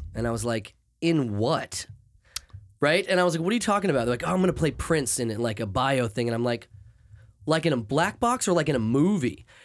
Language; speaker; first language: English; native; English